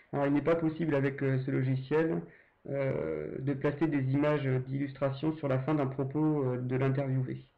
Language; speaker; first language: French; native; French